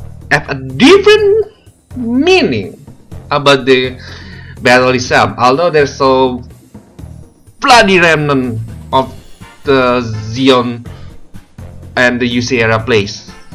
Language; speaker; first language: English; non-native, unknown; Indonesian